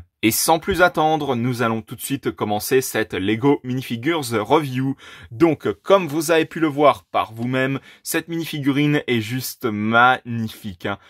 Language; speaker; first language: French; native; French